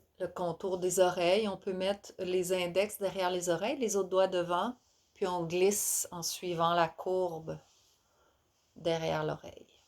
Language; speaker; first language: French; native; French